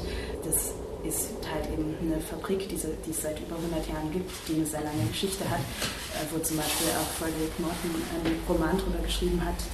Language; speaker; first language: German; native; German